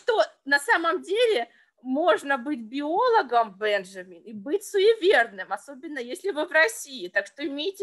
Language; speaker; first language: Russian; native; Russian